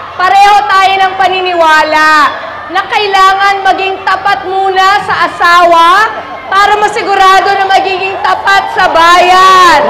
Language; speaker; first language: Filipino; native; Filipino